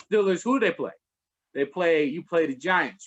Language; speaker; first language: English; native; English